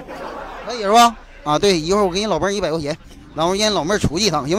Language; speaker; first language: Chinese; native; Chinese